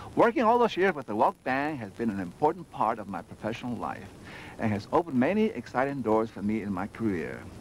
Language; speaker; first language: English; native; English